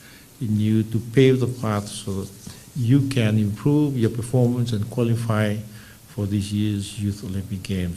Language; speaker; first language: English; non-native, local second language; Fijian